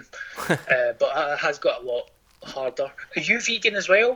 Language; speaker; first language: English; native; English